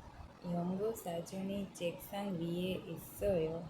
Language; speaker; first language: Korean; non-native, fluent; Hindi